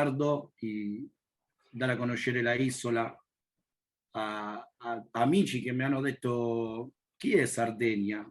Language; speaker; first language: Italian; non-native, learner; Spanish